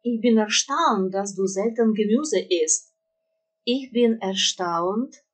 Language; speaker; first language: German; non-native, fluent; Russian